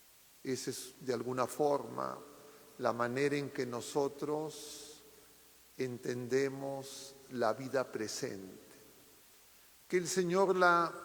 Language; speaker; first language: Spanish; native; Spanish